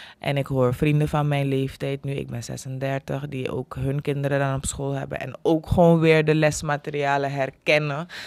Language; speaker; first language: Dutch; native; Dutch